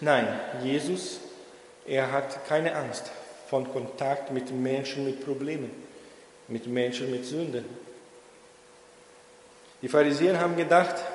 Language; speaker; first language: German; non-native, fluent; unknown